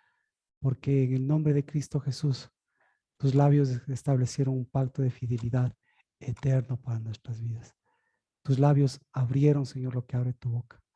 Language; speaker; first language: Spanish; native; Spanish